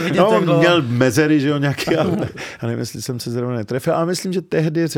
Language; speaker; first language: Czech; early bilingual, other home language; Arabic